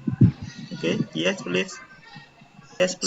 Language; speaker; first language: English; non-native, learner; Indonesian